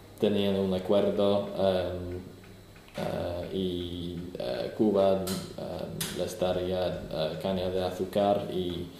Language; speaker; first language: Spanish; non-native, learner; English